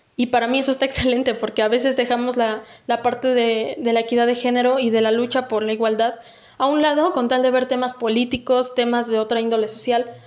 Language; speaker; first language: Spanish; native; Spanish